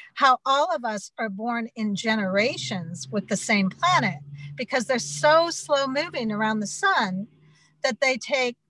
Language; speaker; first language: English; native; English